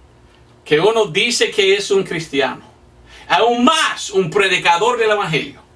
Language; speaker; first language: Spanish; non-native, fluent; English